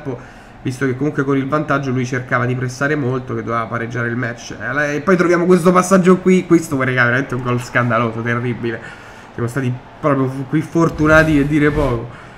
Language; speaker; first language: Italian; native; Italian